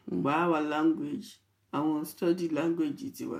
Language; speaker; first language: English; non-native, local second language; Yoruba